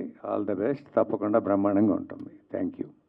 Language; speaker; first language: Telugu; native; Telugu